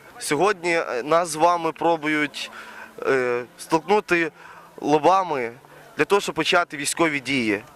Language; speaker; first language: Ukrainian; native; Ukrainian